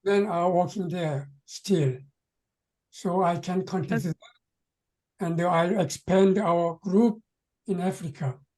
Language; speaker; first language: English; non-native, local second language; Korean